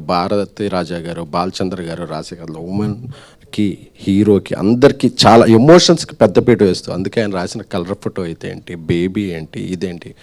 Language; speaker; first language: Telugu; native; Telugu